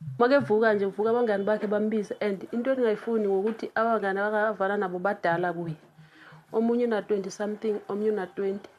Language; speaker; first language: Zulu; non-native, local second language; Xhosa